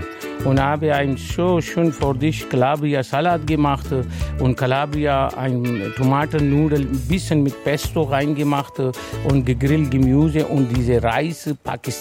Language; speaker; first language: German; non-native, learner; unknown